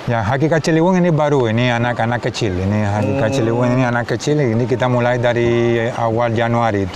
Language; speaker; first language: Indonesian; non-native, fluent; Spanish